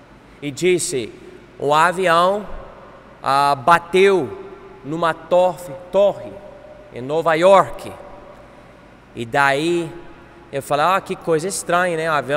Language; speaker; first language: Portuguese; non-native, fluent; English